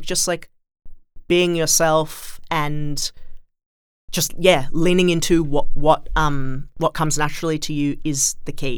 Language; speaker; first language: English; native; English